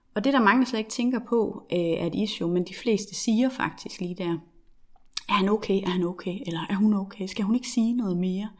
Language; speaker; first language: Danish; native; Danish